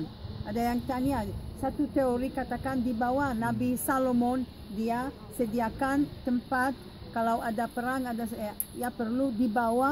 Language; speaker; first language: Indonesian; non-native, fluent; Hebrew